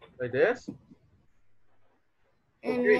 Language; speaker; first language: English; non-native, fluent; Spanish